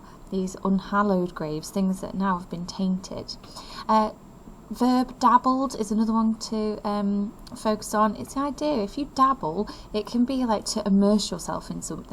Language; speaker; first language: English; native; English